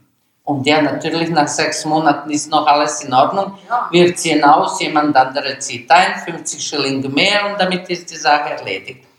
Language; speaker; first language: German; non-native, learner; Bosnian